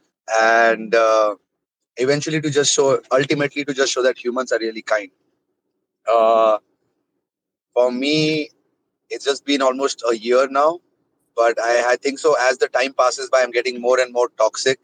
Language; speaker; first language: English; non-native, local second language; Hindi